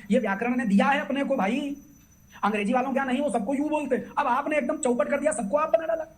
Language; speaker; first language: Hindi; native; Hindi